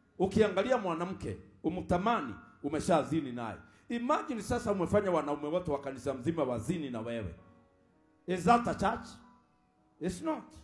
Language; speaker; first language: Swahili; non-native, local second language; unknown